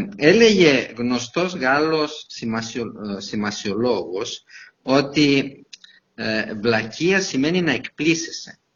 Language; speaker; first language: Greek; non-native, fluent; Italian